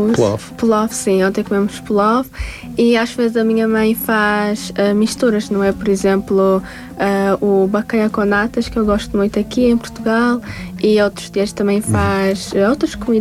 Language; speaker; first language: Portuguese; early bilingual, other home language; Tajik